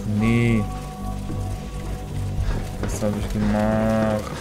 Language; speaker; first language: German; non-native, fluent; Polish